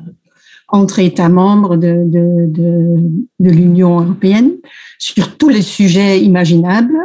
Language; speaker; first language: French; non-native, fluent; Dutch